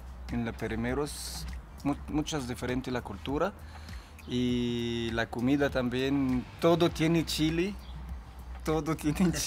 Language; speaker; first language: Spanish; non-native, learner; Arabic